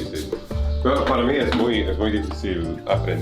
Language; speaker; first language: Spanish; non-native, learner; English